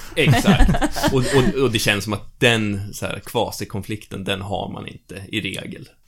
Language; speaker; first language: Swedish; native; Swedish